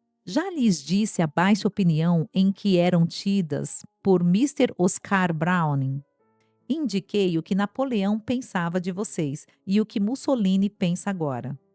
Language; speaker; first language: Portuguese; native; Portuguese